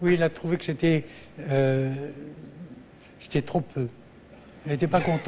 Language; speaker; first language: French; native; French